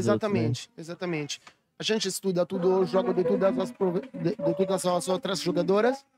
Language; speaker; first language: Portuguese; non-native, learner; Italian